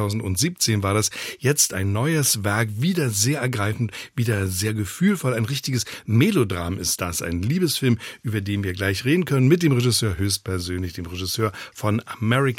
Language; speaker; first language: German; native; German